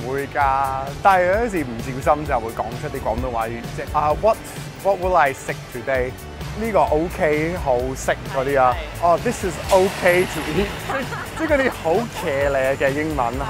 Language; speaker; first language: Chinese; non-native, fluent; English